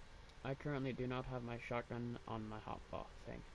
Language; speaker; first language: English; native; English